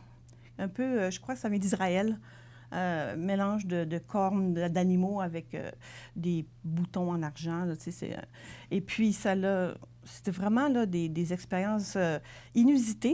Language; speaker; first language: French; native; French